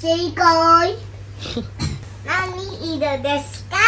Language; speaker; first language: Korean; early bilingual, heritage; Korean